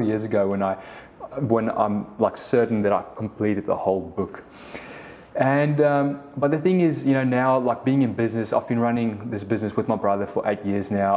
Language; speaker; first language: English; early bilingual, other home language; Afrikaans